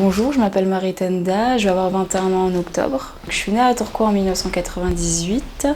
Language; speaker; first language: French; native; French